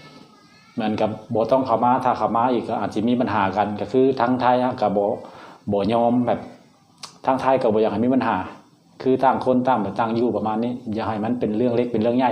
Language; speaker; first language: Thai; non-native, local second language; Lao